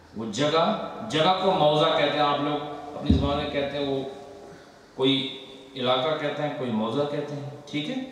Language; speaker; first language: Urdu; non-native, local second language; Punjabi